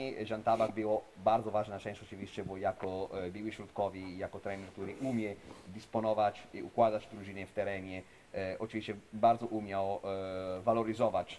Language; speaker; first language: Polish; non-native, fluent; Italian